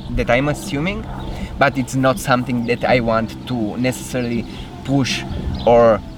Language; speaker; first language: English; non-native, fluent; Romanian